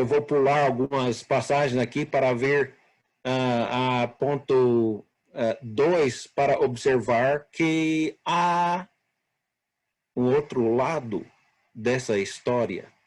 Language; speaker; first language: Portuguese; non-native, fluent; English